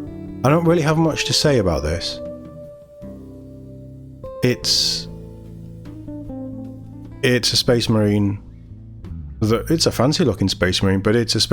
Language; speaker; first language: English; native; English